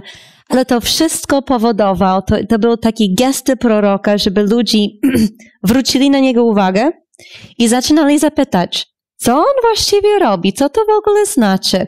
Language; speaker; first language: Polish; non-native, fluent; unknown